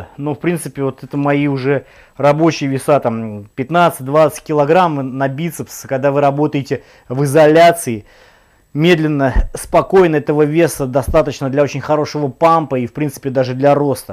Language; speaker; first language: Russian; native; Russian